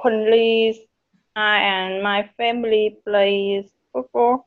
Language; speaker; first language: English; non-native, learner; Vietnamese